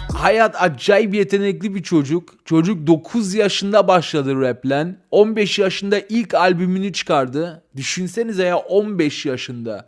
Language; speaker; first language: Turkish; early bilingual, heritage; Turkish